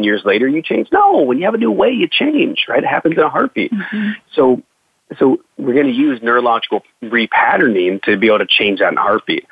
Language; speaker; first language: English; native; English